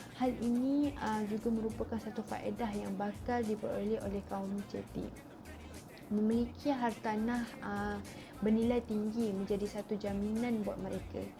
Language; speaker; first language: Malay; native; Malay